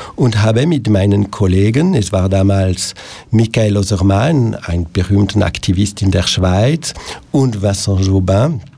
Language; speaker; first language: German; non-native, local second language; French